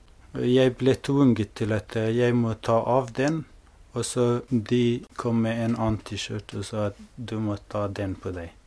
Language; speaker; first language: Norwegian; non-native, fluent; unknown